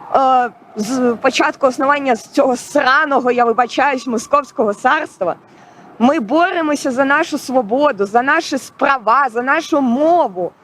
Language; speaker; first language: Ukrainian; non-native, local second language; Russian